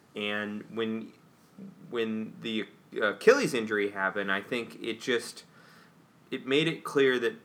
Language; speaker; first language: English; native; English